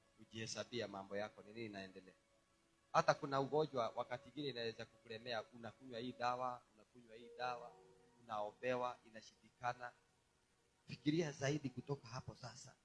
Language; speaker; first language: Swahili; non-native, local second language; Kikuyu